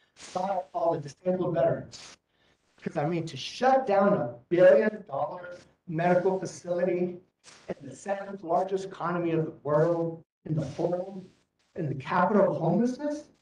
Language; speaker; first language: English; native; English